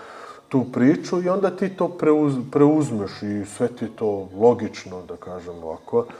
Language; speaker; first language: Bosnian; early bilingual, heritage; Bosnian